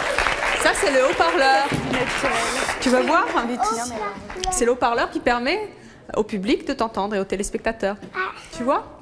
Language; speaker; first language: French; native; French